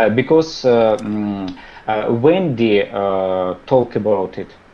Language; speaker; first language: English; non-native, learner; Russian